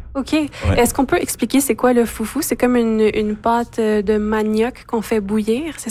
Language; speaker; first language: French; native; French